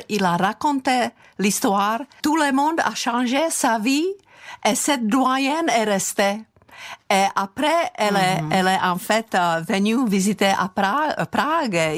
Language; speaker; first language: French; non-native, fluent; Czech